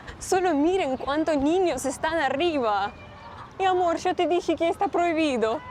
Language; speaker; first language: Spanish; non-native, learner; Russian